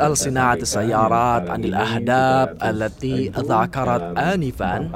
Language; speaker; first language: Arabic; non-native, fluent; Indonesian